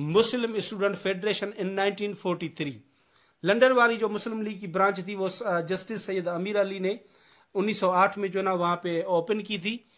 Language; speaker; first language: Urdu; non-native, local second language; Sindhi